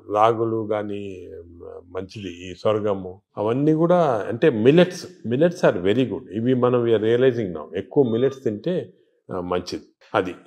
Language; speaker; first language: Telugu; native; Telugu